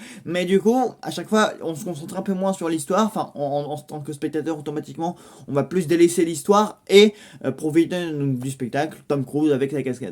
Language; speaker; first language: French; native; French